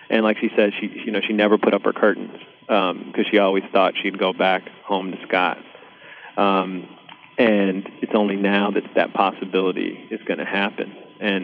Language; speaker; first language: English; early bilingual, other home language; Sinhala